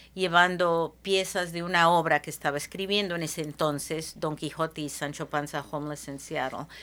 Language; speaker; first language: Spanish; early bilingual, heritage; Spanish